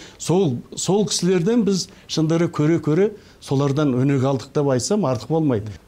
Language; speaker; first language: Kazakh; early bilingual, heritage; Kazakh